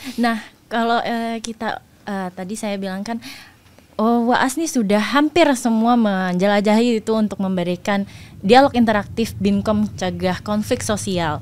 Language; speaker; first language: Indonesian; native; Indonesian